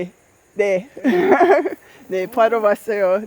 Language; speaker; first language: Korean; non-native, learner; English